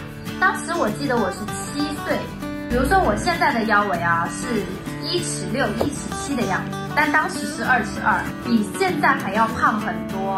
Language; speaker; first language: Chinese; native; Chinese